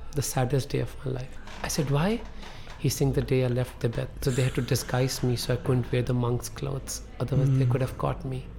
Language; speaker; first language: English; non-native, local second language; Punjabi